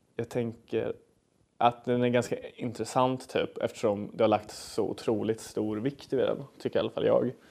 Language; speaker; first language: Swedish; native; Swedish